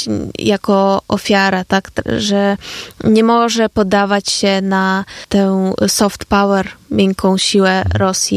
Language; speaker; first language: Polish; non-native, fluent; Ukrainian